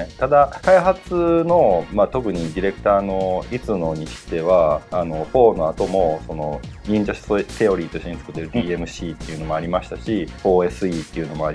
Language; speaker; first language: Japanese; native; Japanese